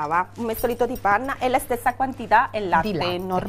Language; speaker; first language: Italian; non-native, fluent; Spanish